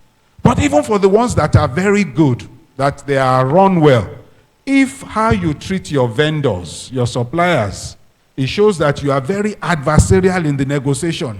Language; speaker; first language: English; non-native, local second language; Yoruba